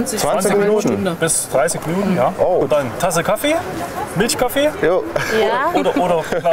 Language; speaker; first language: German; native; German